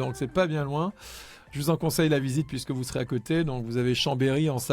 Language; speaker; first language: French; native; French